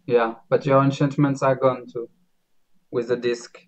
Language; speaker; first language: English; non-native, learner; Spanish